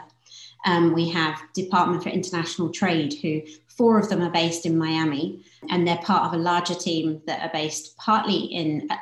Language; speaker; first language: English; native; English